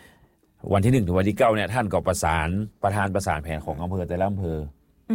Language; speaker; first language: Thai; non-native, local second language; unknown